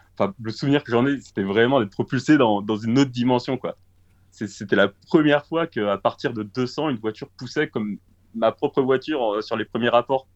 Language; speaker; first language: French; early bilingual, other home language; Portuguese